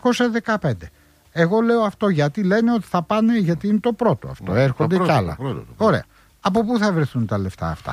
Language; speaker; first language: Greek; native; Greek